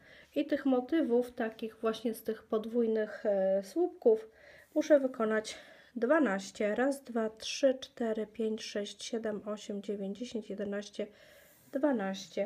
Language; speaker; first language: Polish; native; Polish